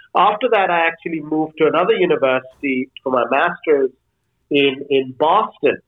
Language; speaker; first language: English; non-native, local second language; Bangla